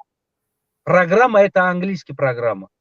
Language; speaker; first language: Russian; non-native, local second language; Tajik